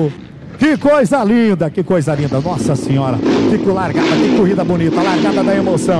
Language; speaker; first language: Portuguese; native; Portuguese